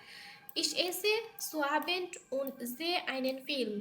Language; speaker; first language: German; non-native, learner; Bangla